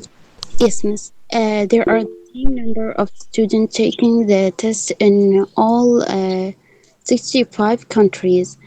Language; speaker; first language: English; non-native, learner; Arabic